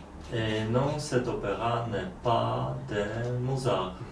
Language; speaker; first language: French; non-native, learner; Polish